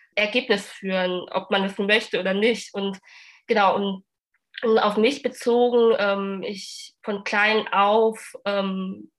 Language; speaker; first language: German; early bilingual, other home language; Vietnamese